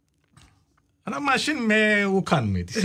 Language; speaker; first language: Georgian; non-native, learner; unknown